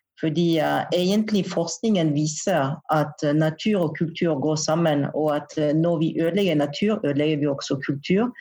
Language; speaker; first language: Norwegian; non-native, fluent; French